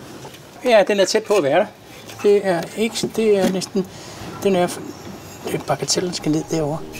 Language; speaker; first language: Danish; native; Danish